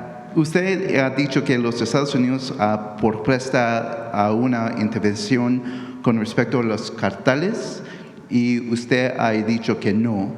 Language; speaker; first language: Spanish; early bilingual, heritage; English